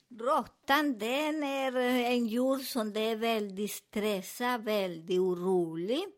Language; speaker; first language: Swedish; non-native, learner; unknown